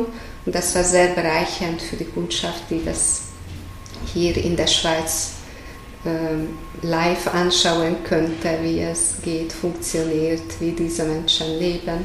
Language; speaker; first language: German; non-native, fluent; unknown